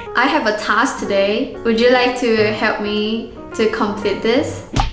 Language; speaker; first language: English; non-native, local second language; Chinese